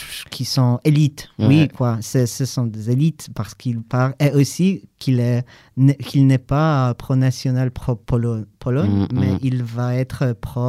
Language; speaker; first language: French; non-native, learner; Polish